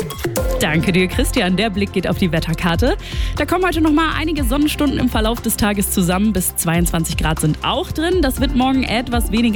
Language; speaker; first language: German; native; German